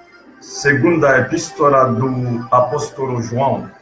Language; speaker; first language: Portuguese; non-native, learner; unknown